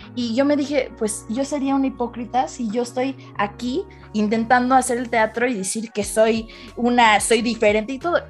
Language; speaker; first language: Spanish; early bilingual, heritage; Spanish